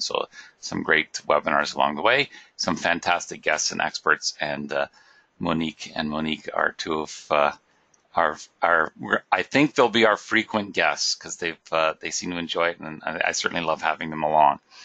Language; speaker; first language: English; native; English